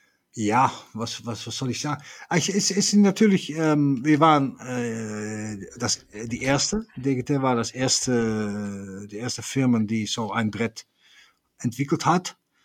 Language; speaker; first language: German; non-native, fluent; Dutch